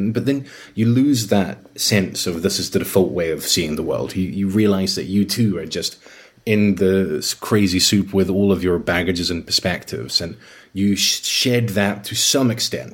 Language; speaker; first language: English; native; English